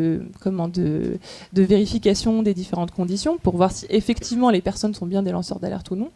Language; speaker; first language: French; native; French